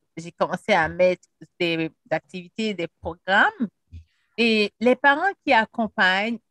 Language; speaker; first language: French; non-native, local second language; Haitian Creole